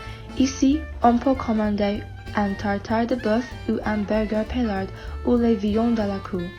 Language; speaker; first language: French; non-native, learner; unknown